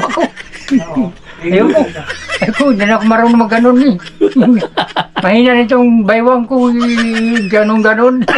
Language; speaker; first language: Filipino; non-native, local second language; Bikol